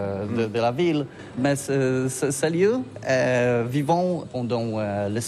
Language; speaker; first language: French; non-native, learner; Polish